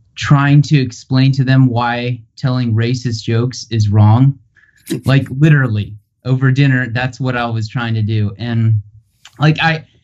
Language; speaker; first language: English; native; English